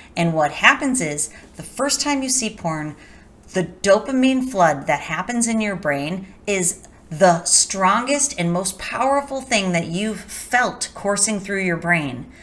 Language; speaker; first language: English; native; English